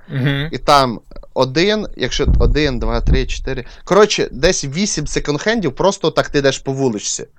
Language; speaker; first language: Ukrainian; non-native, local second language; Russian